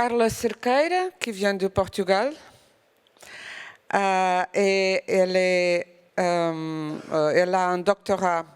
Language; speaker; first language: French; non-native, fluent; Portuguese